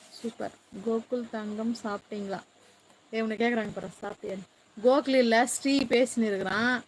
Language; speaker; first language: Tamil; native; Tamil